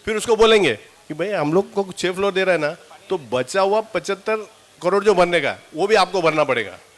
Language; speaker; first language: Hindi; non-native, local second language; Marathi